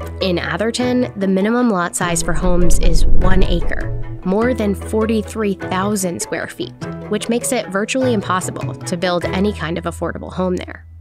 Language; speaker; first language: English; native; English